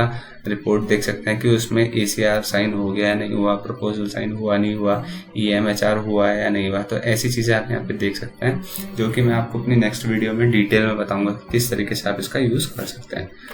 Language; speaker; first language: Hindi; native; Hindi